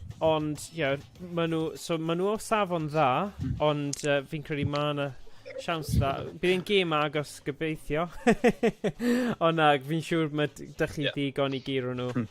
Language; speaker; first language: Welsh; non-native, local second language; English